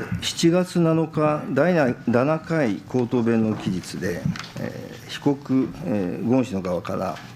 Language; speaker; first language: Japanese; native; Japanese